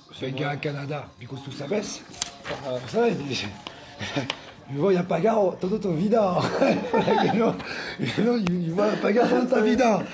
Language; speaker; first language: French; non-native, learner; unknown